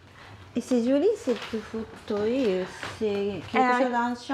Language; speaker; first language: French; non-native, learner; Japanese